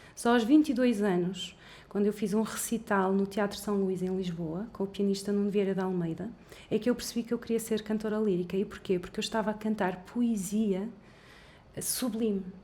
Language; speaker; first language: Portuguese; native; Portuguese